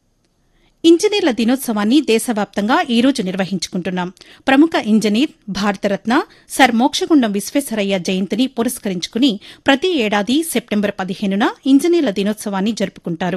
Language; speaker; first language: Telugu; native; Telugu